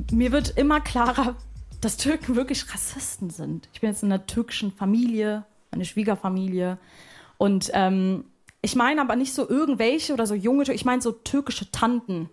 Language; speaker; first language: German; early bilingual, other home language; Arabic